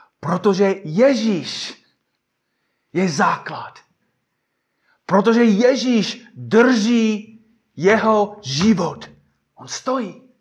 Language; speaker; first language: Czech; non-native, fluent; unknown